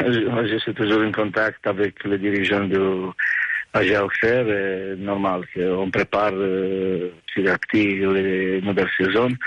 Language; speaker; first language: French; non-native, fluent; Romanian